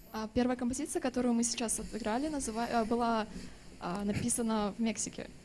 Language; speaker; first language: Russian; native; Russian